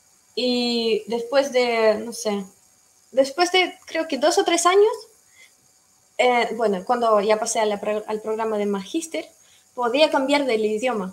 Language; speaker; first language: Spanish; non-native, fluent; Russian